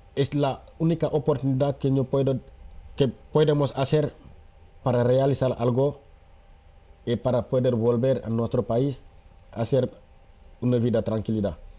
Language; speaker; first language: Spanish; non-native, fluent; Wolof